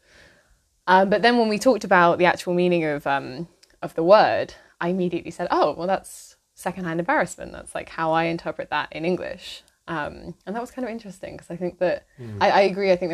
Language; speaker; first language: English; native; English